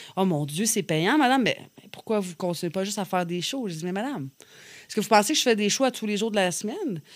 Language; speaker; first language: French; native; French